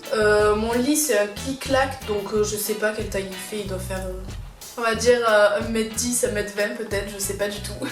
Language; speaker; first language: French; native; French